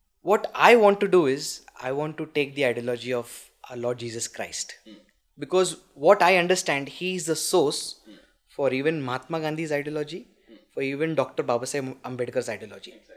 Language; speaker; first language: English; non-native, local second language; Marathi